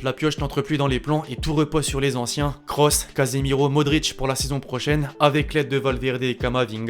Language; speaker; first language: French; native; French